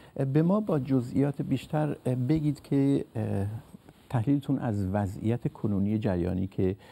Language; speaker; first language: Persian; native; Persian